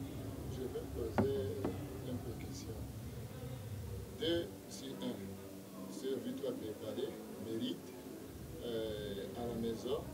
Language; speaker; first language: French; non-native, learner; Kinyarwanda